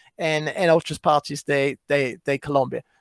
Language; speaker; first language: Spanish; non-native, fluent; English